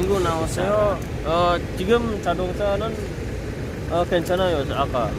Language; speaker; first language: Korean; non-native, learner; Indonesian